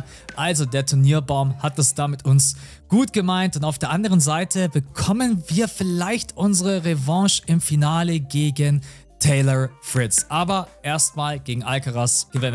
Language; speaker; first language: German; native; German